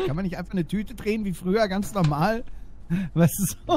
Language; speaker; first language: German; native; German